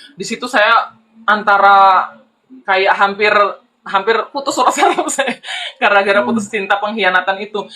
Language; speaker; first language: Indonesian; native; Indonesian